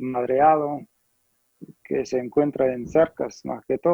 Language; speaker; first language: Spanish; non-native, fluent; English